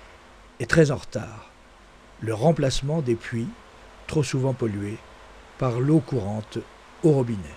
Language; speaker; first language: French; native; French